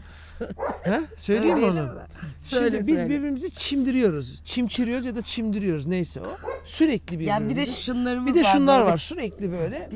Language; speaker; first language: Turkish; native; Turkish